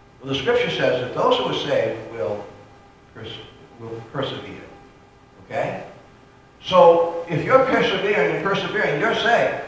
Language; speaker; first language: English; native; English